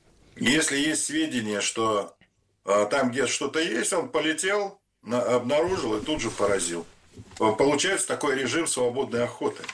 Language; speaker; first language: Russian; native; Russian